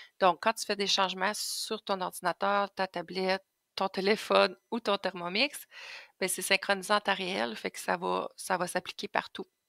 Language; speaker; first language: French; native; French